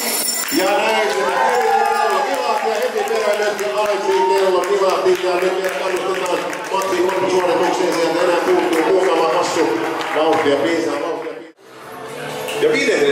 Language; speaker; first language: Finnish; native; Finnish